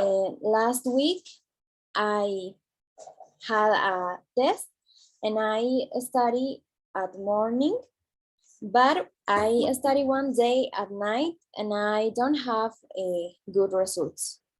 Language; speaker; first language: English; non-native, learner; Spanish